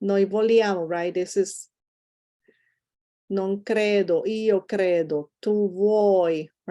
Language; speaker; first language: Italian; non-native, fluent; Spanish